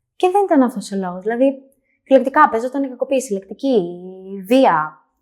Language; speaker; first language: Greek; native; Greek